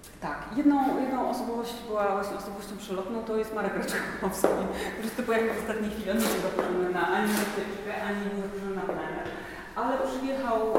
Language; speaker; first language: Polish; native; Polish